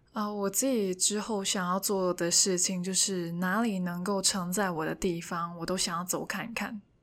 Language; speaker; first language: Chinese; non-native, local second language; Cantonese